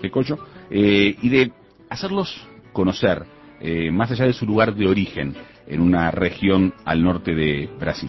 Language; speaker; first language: Spanish; native; Spanish